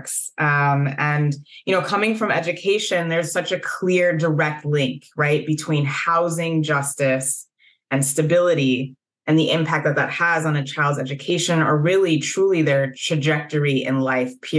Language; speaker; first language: English; native; English